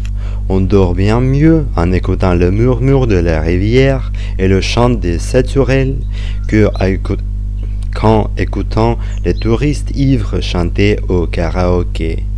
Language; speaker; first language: French; non-native, fluent; Russian